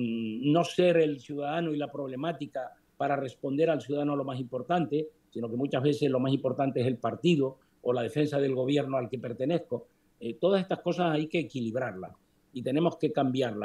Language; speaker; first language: Spanish; native; Spanish